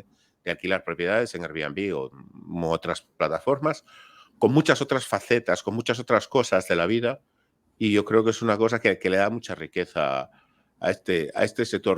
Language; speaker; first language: Spanish; native; Spanish